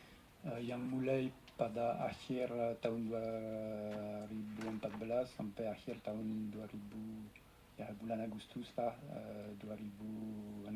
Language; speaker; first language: Indonesian; non-native, fluent; French